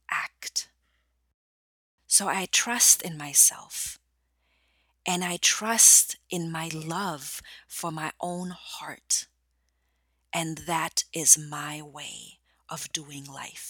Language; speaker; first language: English; non-native, fluent; German